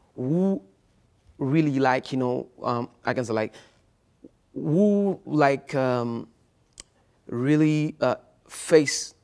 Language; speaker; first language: English; non-native, fluent; Haitian Creole